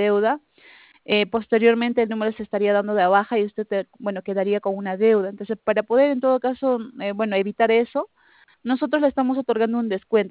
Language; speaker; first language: Spanish; native; Spanish